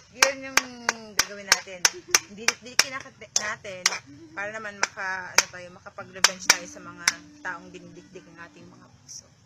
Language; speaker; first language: Filipino; non-native, local second language; Cebuano